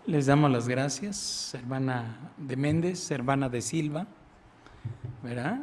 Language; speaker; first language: Spanish; native; Spanish